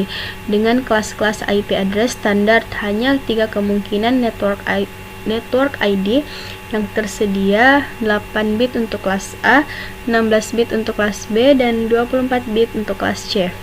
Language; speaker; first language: Indonesian; native; Indonesian